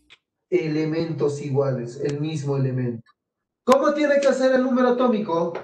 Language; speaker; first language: Spanish; native; Spanish